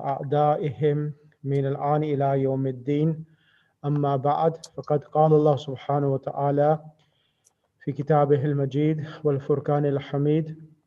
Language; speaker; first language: Arabic; non-native, fluent; English